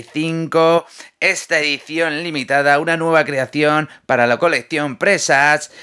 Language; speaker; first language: Spanish; native; Spanish